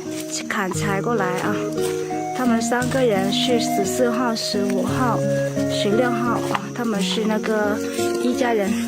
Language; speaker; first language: Chinese; non-native, fluent; Hmong